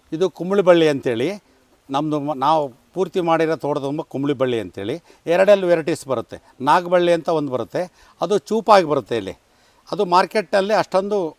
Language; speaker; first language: Kannada; native; Kannada